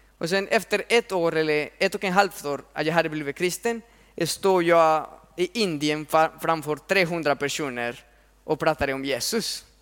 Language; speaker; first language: Swedish; non-native, fluent; Spanish